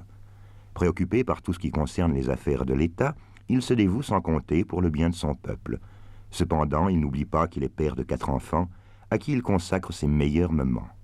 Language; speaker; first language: French; native; French